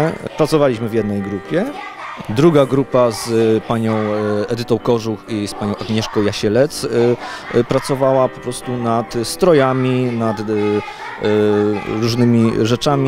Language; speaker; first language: Polish; native; Polish